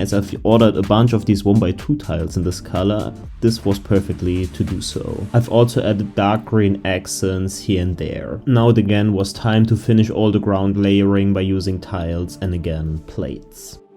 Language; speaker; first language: English; non-native, fluent; German